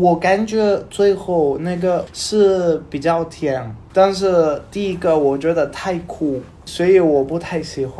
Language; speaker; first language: Chinese; non-native, learner; Spanish